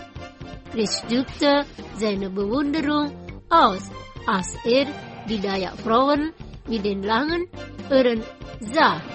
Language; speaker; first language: German; non-native, fluent; Indonesian